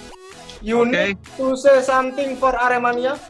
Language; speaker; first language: English; non-native, learner; Indonesian